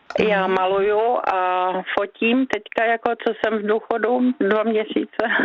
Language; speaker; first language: Czech; native; Czech